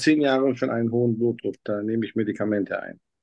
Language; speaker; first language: German; non-native, fluent; Turkish